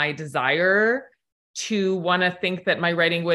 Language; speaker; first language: English; native; English